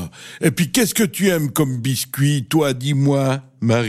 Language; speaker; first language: French; native; French